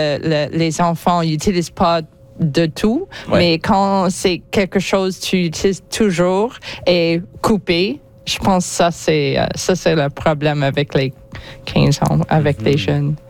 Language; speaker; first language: French; non-native, learner; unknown